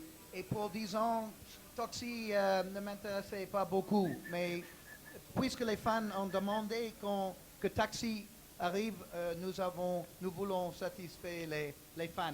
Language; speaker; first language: French; non-native, learner; English